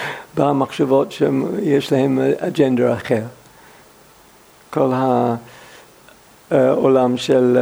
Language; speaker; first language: Hebrew; non-native, fluent; English